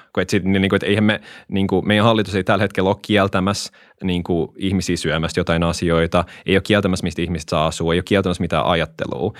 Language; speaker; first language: Finnish; native; Finnish